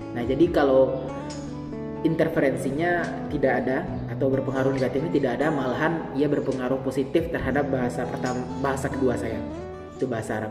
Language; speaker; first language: Indonesian; non-native, local second language; Minangkabau